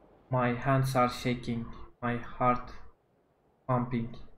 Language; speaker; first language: English; non-native, learner; Turkish